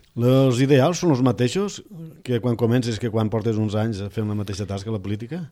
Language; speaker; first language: Catalan; native; Catalan